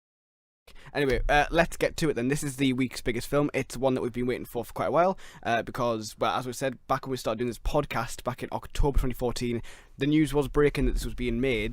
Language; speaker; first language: English; native; English